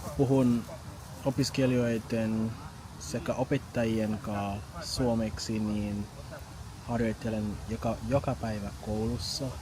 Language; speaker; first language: Finnish; non-native, fluent; English